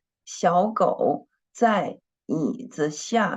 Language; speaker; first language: Chinese; non-native, fluent; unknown